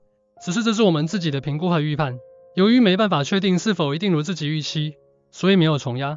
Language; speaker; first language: Chinese; native; Chinese